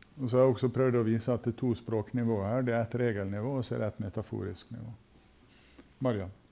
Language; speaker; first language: Norwegian; native; Norwegian